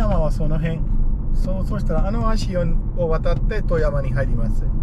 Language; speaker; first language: Japanese; non-native, fluent; Urdu